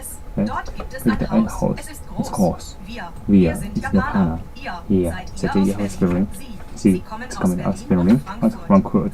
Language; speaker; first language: German; non-native, learner; Japanese